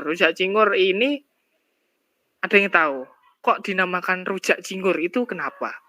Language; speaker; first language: Indonesian; native; Indonesian